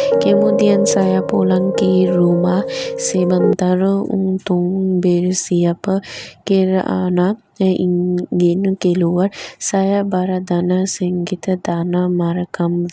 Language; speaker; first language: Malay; non-native, learner; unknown